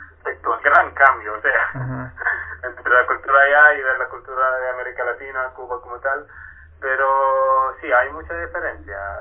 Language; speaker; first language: Spanish; non-native, fluent; Arabic